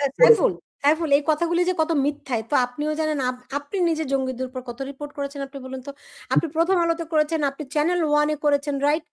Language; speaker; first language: Bangla; native; Bangla